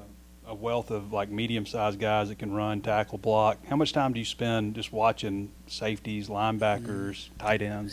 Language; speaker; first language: English; native; English